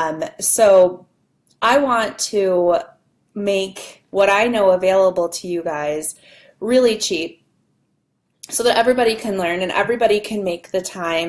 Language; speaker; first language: English; native; English